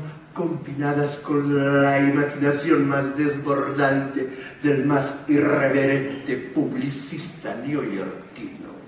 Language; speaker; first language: Spanish; native; Spanish